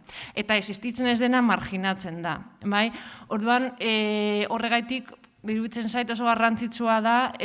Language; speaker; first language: Basque; non-native, fluent; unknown